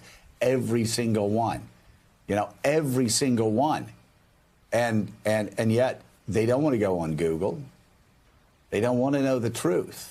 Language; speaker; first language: English; native; English